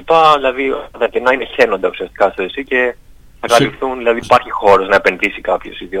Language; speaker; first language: Greek; native; Greek